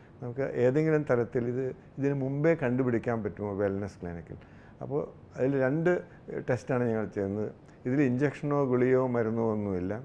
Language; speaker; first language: Malayalam; native; Malayalam